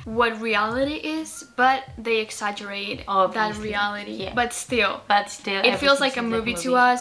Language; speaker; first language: English; non-native, fluent; Spanish